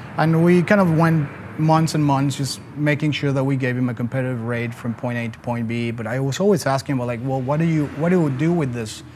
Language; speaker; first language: English; non-native, fluent; Spanish